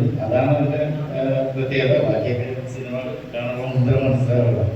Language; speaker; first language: Malayalam; native; Malayalam